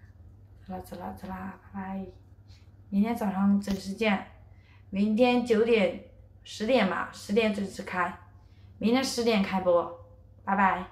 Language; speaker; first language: Chinese; native; Chinese